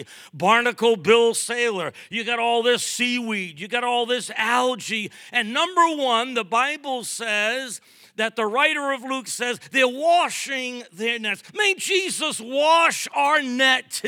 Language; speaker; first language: English; native; English